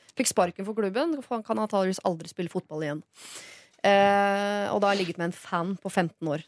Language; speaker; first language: Norwegian; native; Norwegian